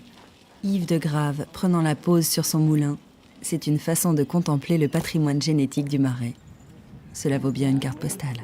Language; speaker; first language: French; native; French